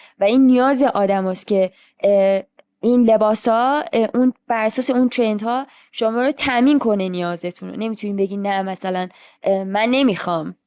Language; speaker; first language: Persian; native; Persian